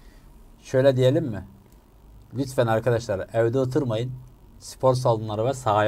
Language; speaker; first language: Turkish; native; Turkish